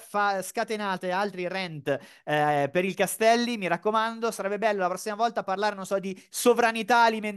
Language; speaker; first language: Italian; native; Italian